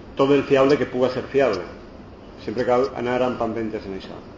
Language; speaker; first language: Catalan; non-native, local second language; Spanish